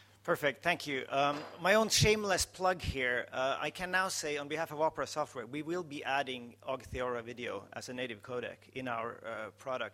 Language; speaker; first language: English; non-native, fluent; Norwegian